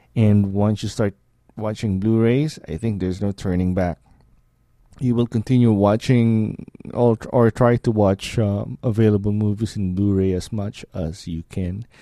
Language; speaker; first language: English; non-native, local second language; Filipino